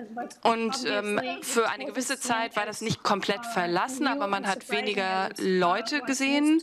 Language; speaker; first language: German; non-native, fluent; Russian